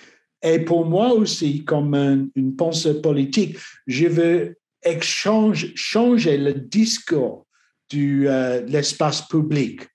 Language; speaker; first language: French; non-native, learner; English